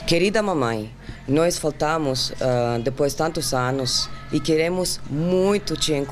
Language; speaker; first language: Portuguese; non-native, learner; Dutch